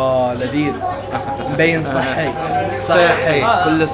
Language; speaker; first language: Arabic; native; Arabic